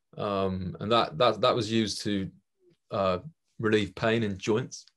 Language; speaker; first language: English; native; English